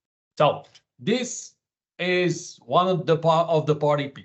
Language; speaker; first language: English; non-native, fluent; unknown